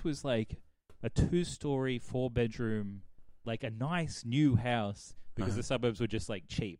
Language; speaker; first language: English; native; English